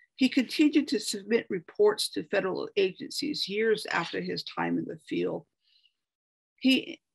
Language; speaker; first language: English; native; English